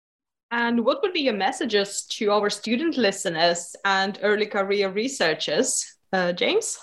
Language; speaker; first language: English; non-native, fluent; Lithuanian